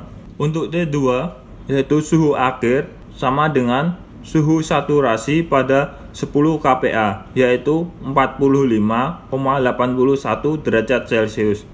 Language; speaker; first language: Indonesian; native; Indonesian